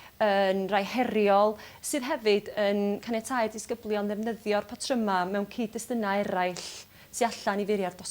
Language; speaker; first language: Welsh; native; Welsh